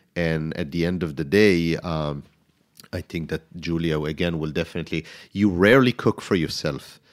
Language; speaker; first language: English; non-native, fluent; Hebrew